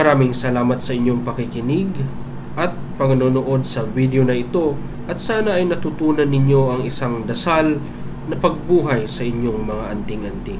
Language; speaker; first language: Filipino; native; Filipino